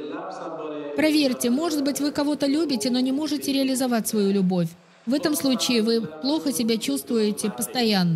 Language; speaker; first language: Russian; native; Russian